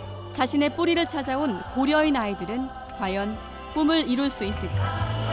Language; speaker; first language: Korean; native; Korean